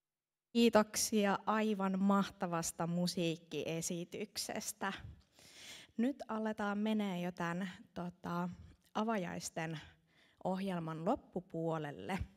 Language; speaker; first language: Finnish; native; Finnish